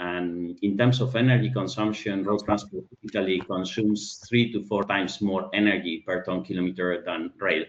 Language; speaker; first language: English; non-native, fluent; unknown